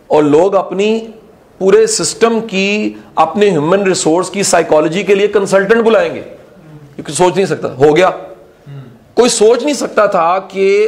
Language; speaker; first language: Urdu; non-native, local second language; Punjabi